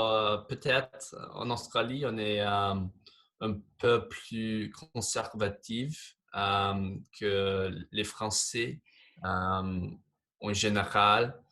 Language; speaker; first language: French; non-native, fluent; English